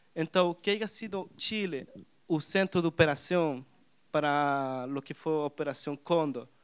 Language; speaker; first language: Portuguese; non-native, learner; Spanish